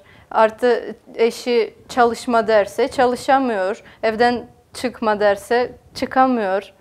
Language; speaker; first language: Turkish; non-native, fluent; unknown